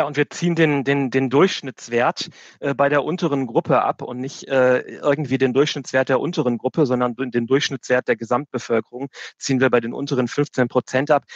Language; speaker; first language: German; native; German